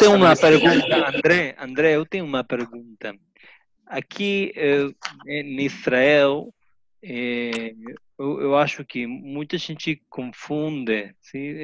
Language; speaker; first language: Portuguese; non-native, fluent; Spanish